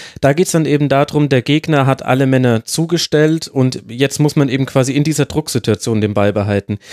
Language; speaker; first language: German; native; German